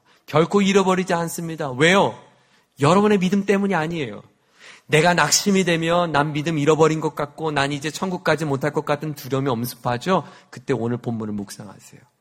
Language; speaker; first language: Korean; native; Korean